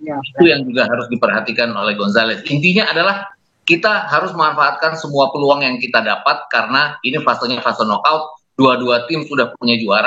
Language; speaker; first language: Indonesian; native; Indonesian